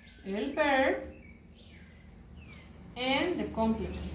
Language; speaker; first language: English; non-native, fluent; Spanish